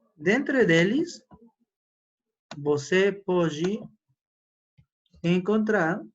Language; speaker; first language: Portuguese; non-native, fluent; Spanish